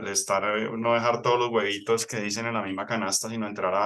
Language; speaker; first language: Spanish; native; Spanish